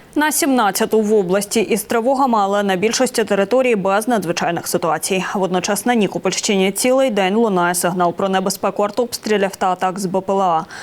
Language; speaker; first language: Ukrainian; native; Ukrainian